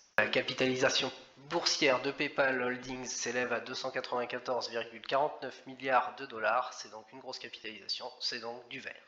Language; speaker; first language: French; native; French